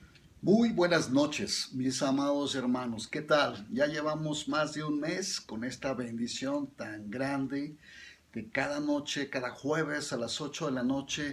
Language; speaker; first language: Spanish; native; Spanish